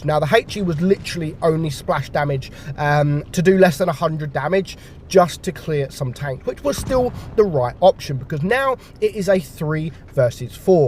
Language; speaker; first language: English; native; English